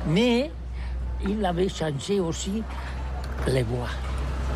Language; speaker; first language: French; non-native, learner; Catalan